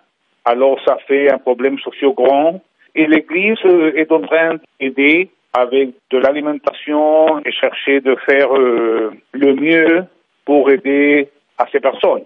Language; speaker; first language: French; non-native, fluent; Spanish